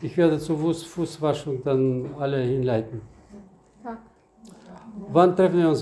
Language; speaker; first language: German; non-native, fluent; Russian